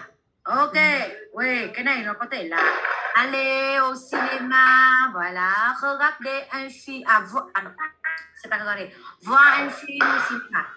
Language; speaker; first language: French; non-native, fluent; Vietnamese